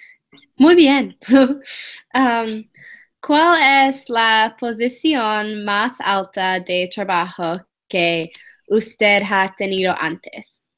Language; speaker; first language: Spanish; non-native, learner; English